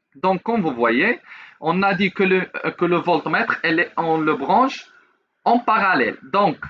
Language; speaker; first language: French; non-native, local second language; Arabic